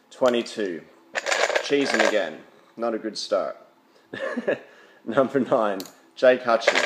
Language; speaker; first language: English; native; English